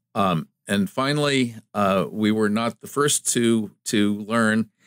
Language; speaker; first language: English; native; English